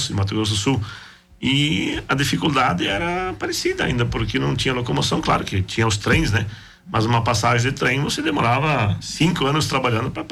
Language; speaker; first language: Portuguese; non-native, local second language; German